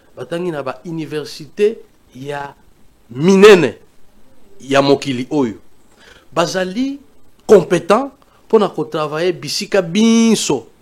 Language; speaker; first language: Lingala; non-native, local second language; Luba-Lulua